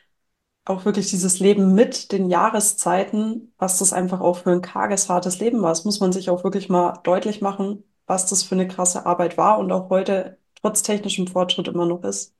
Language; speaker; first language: German; native; German